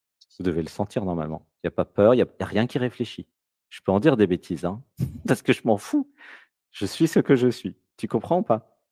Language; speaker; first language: French; native; French